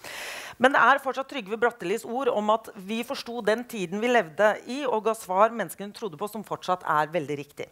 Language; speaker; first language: Norwegian; native; Norwegian